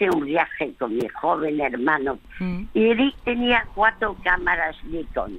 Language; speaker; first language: Spanish; early bilingual, other home language; French